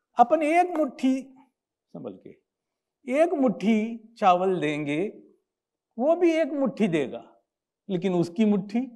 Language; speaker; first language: Hindi; non-native, local second language; Gujarati